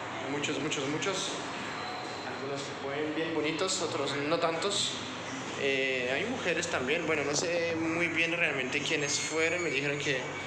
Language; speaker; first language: Spanish; non-native, fluent; French